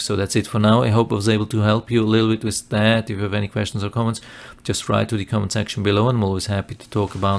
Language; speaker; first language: English; non-native, fluent; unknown